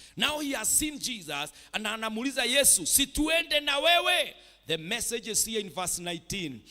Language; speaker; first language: English; non-native, local second language; Swahili